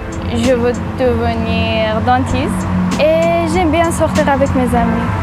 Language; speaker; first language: French; non-native, learner; Persian